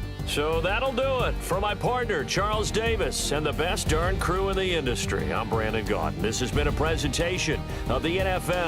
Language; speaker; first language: English; native; English